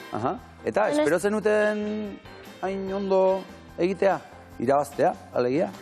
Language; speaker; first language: Basque; native; Basque